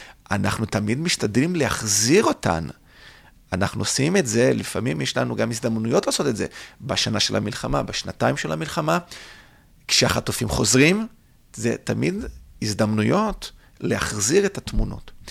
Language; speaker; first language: Hebrew; non-native, fluent; Portuguese